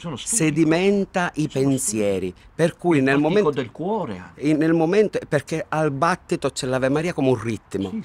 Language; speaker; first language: Italian; native; Italian